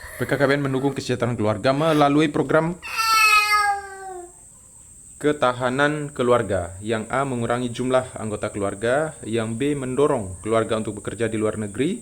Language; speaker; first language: Indonesian; native; Indonesian